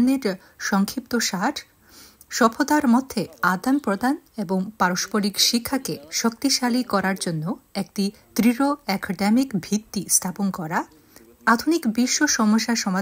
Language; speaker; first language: Bangla; non-native, fluent; Chinese